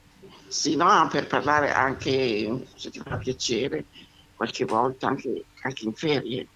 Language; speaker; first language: Italian; native; Italian